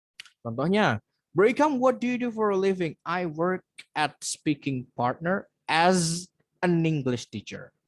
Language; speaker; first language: English; non-native, fluent; Indonesian